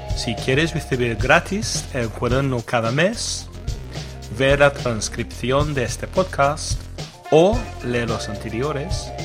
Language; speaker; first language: Spanish; non-native, fluent; English